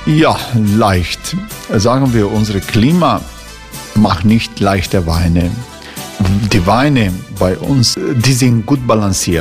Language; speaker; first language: German; non-native, fluent; Croatian